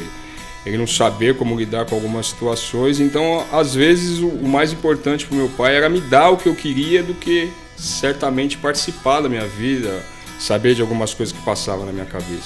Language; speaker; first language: Portuguese; native; Portuguese